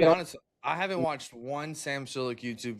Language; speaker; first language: English; native; English